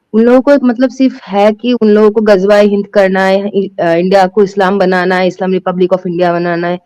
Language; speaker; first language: Hindi; non-native, local second language; Bangla